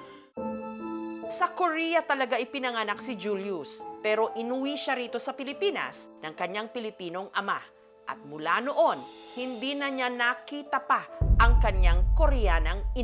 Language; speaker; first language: Filipino; native; Filipino